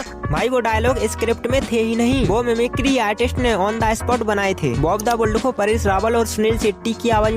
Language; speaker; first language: Hindi; native; Hindi